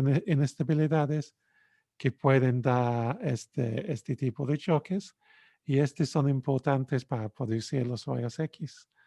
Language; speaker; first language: Spanish; non-native, fluent; English